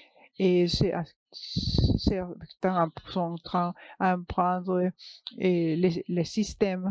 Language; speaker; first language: French; non-native, fluent; English